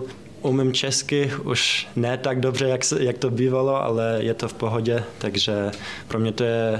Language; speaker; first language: Czech; early bilingual, heritage; German